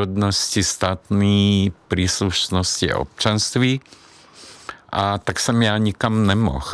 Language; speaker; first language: Czech; non-native, fluent; Hungarian